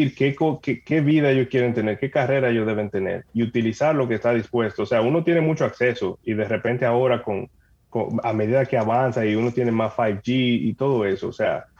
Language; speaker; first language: Spanish; native; Spanish